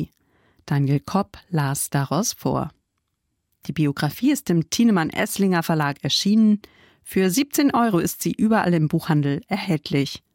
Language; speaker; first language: German; native; German